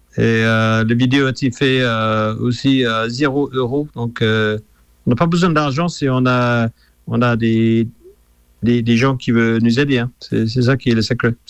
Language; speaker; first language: French; non-native, fluent; English